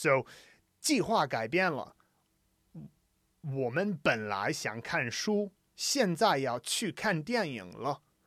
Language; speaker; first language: Chinese; non-native, fluent; English